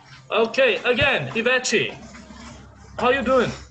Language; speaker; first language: English; non-native, fluent; Portuguese